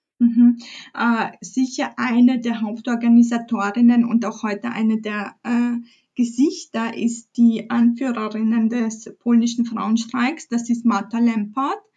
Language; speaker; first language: German; early bilingual, other home language; Polish